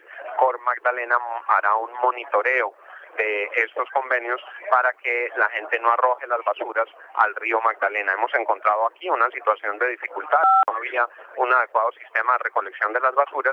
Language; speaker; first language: Spanish; native; Spanish